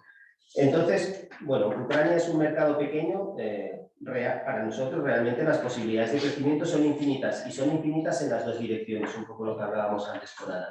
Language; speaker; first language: Spanish; native; Spanish